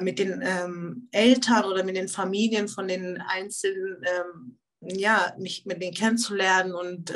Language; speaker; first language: German; early bilingual, other home language; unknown